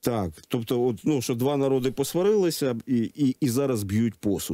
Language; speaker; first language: Ukrainian; native; Ukrainian